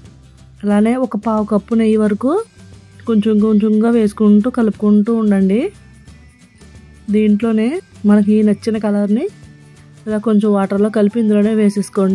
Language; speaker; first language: Telugu; native; Telugu